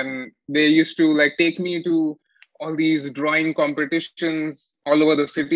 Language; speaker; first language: English; non-native, local second language; Malayalam